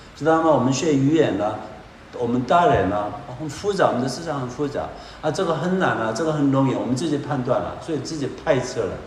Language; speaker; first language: Chinese; non-native, fluent; Korean